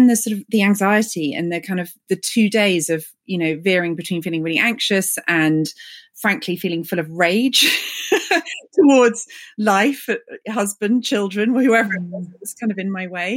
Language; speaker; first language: English; native; English